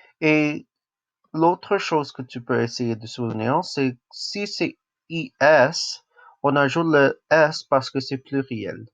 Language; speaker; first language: French; non-native, local second language; English